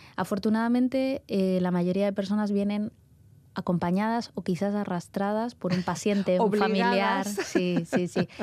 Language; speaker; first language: Spanish; native; Spanish